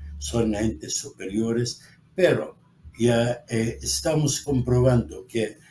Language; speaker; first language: Spanish; non-native, fluent; Arabic